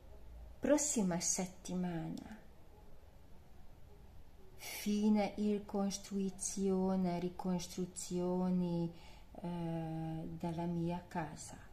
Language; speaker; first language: Italian; non-native, learner; Hungarian